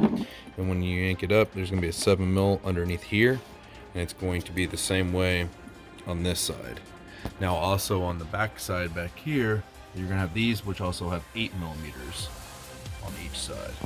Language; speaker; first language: English; native; English